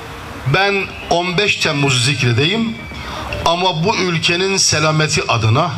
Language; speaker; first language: Turkish; native; Turkish